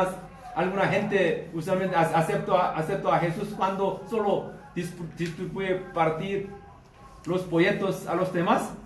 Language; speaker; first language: Spanish; non-native, learner; Korean